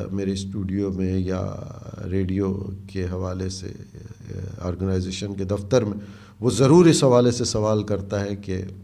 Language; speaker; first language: Urdu; native; Urdu